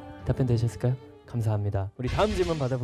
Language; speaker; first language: Korean; native; Korean